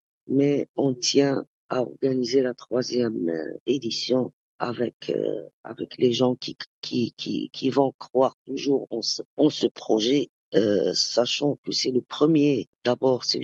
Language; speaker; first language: French; non-native, local second language; Arabic